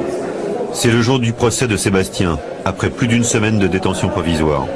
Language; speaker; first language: French; native; French